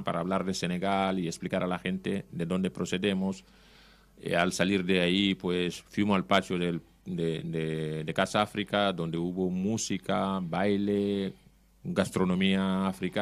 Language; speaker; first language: Spanish; non-native, fluent; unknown